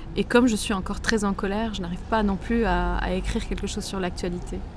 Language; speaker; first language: French; native; French